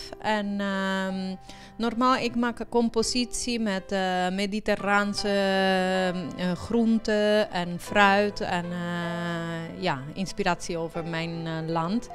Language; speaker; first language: Dutch; early bilingual, heritage; Italian